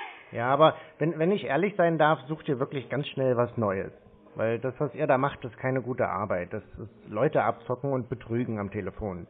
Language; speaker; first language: German; native; German